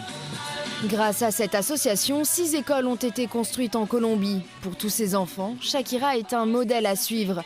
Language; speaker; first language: French; native; French